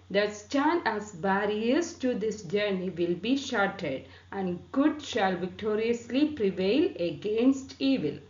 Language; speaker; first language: English; non-native, local second language; Malayalam